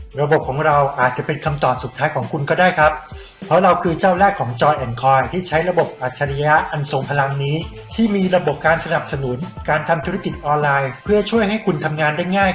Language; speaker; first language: Thai; native; Thai